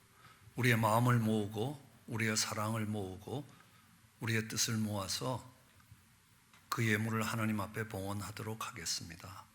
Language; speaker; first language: Korean; native; Korean